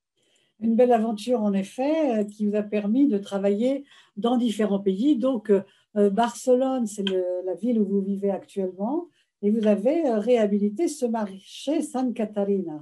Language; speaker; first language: French; native; French